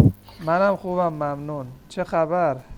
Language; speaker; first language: Persian; non-native, fluent; Urdu